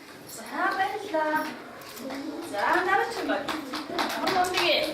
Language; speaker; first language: Mongolian; native; Mongolian